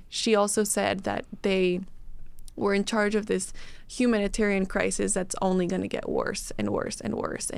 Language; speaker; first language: English; native; English